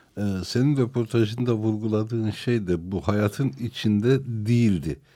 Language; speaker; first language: Turkish; non-native, local second language; Armenian